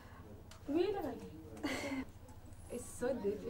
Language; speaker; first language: English; non-native, learner; French